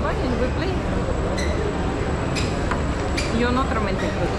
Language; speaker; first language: English; non-native, learner; Russian